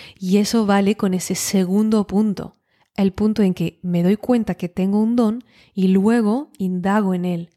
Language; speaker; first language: Spanish; non-native, fluent; French